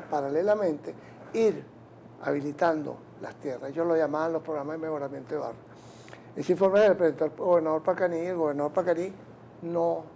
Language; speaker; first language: Spanish; native; Spanish